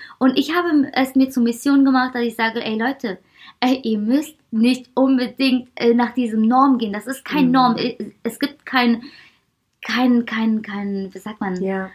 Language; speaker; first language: German; early bilingual, other home language; Persian